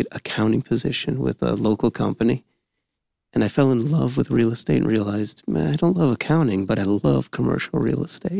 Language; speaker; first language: English; native; English